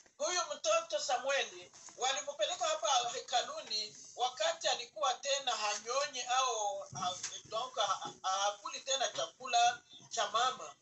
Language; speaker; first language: Swahili; native; Swahili